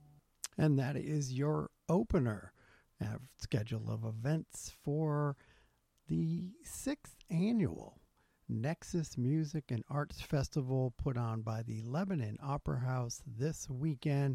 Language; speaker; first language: English; native; English